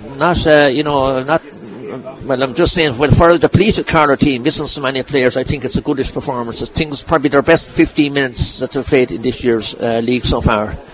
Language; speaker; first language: English; native; English